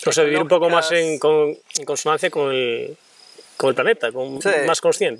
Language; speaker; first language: Spanish; native; Spanish